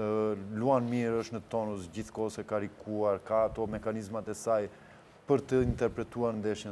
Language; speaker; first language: Albanian; native; Albanian